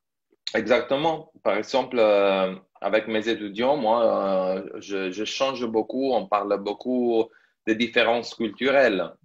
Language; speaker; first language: French; non-native, fluent; Italian